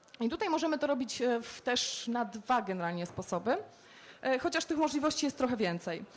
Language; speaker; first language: Polish; native; Polish